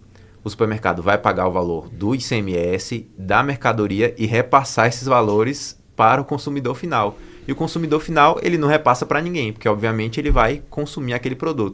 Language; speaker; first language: Portuguese; native; Portuguese